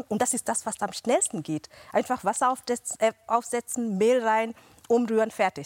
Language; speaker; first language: German; non-native, fluent; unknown